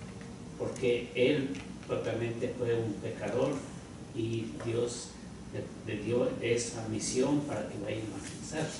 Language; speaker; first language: Spanish; native; Spanish